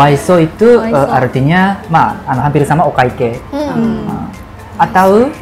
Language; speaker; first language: Indonesian; non-native, learner; Japanese